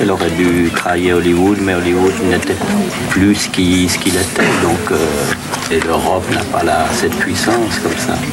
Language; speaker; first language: French; native; French